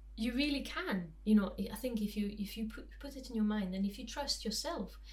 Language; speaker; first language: English; non-native, fluent; Romanian